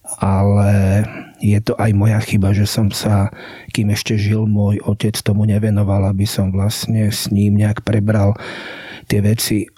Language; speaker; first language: Slovak; native; Slovak